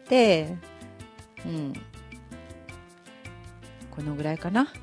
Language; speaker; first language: Japanese; non-native, fluent; Russian